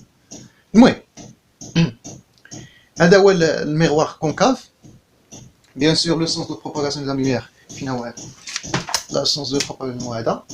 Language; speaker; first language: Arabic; native; Arabic